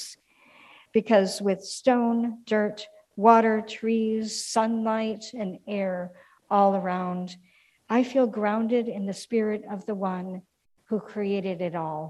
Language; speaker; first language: English; native; English